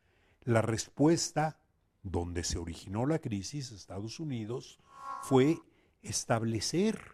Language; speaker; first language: Spanish; native; Spanish